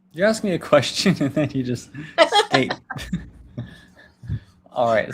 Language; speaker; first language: English; native; English